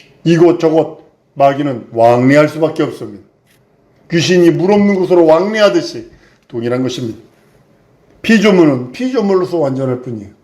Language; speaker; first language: Korean; native; Korean